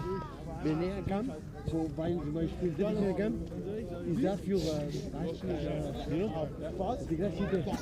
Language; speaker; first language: German; non-native, learner; Catalan